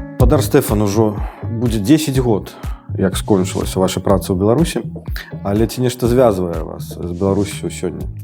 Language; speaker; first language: Belarusian; non-native, local second language; Russian